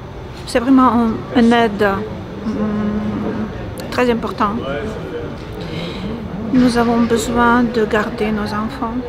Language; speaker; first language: French; non-native, fluent; Russian